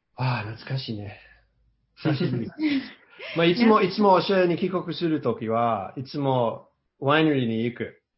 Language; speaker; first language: Japanese; non-native, learner; English